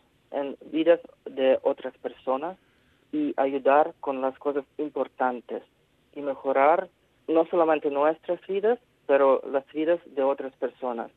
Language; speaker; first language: Spanish; non-native, fluent; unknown